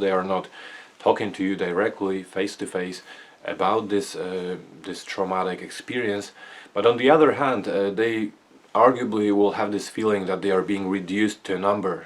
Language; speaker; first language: English; non-native, fluent; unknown